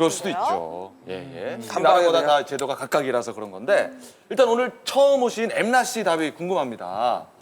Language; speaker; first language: Korean; native; Korean